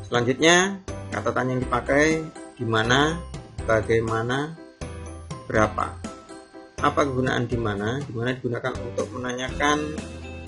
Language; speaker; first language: Indonesian; native; Indonesian